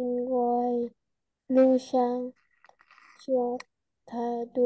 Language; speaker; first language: Chinese; non-native, learner; Vietnamese